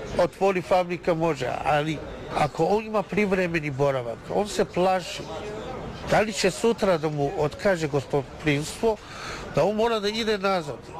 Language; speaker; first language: Serbian; non-native, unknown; Chinese